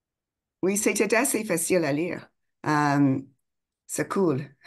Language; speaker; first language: French; non-native, fluent; English